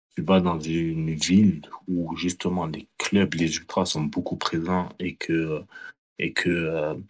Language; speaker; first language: French; native; French